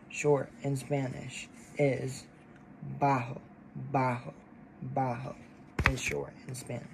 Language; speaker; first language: Spanish; non-native, learner; English